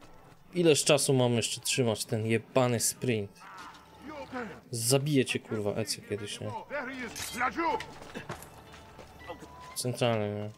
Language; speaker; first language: Polish; native; Polish